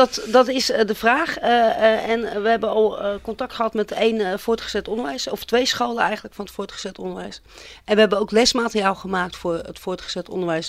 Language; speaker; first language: Dutch; native; Dutch